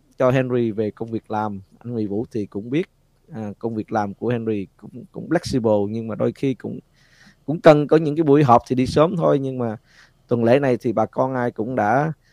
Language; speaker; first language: Vietnamese; early bilingual, heritage; Vietnamese